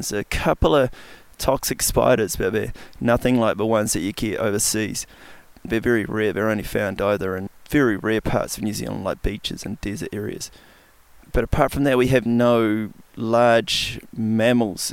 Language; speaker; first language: English; native; English